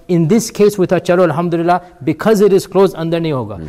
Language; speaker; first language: Urdu; early bilingual, heritage; Urdu